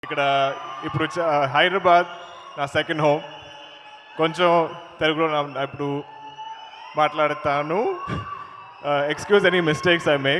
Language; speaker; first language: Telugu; non-native, learner; Malayalam